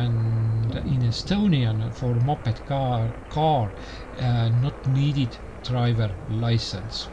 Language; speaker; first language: English; non-native, learner; Estonian